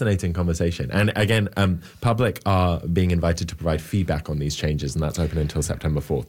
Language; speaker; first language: English; native; English